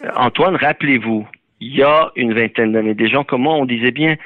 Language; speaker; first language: French; early bilingual, other home language; Persian